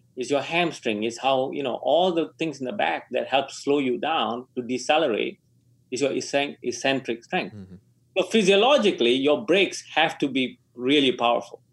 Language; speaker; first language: English; non-native, local second language; Tamil